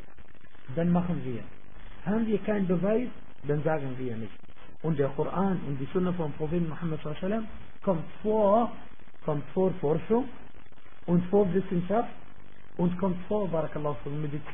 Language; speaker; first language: German; non-native, fluent; Arabic